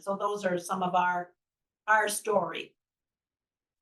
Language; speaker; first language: English; native; English